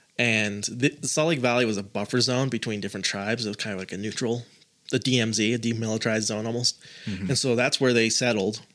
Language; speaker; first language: English; native; English